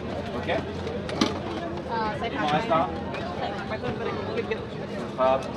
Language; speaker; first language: French; native; French